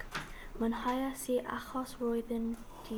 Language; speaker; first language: Welsh; non-native, learner; English